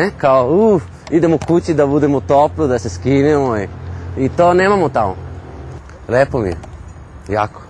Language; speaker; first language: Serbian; non-native, learner; Spanish